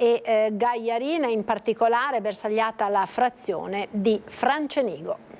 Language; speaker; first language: Italian; native; Italian